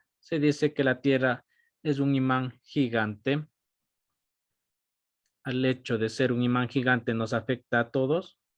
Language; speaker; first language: Spanish; native; Spanish